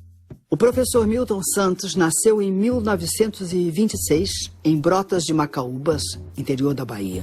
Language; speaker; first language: Portuguese; native; Portuguese